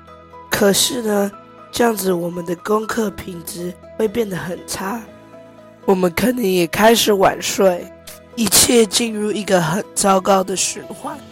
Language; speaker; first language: Chinese; early bilingual, heritage; Chinese